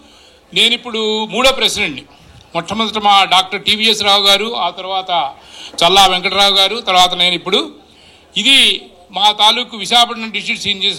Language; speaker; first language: Telugu; native; Telugu